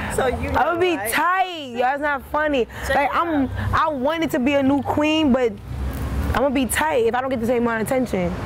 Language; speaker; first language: English; native; English